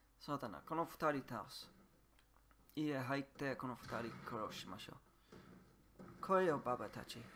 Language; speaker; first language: Japanese; non-native, learner; English